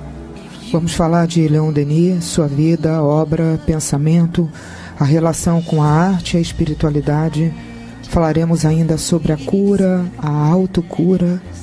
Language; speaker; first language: Portuguese; native; Portuguese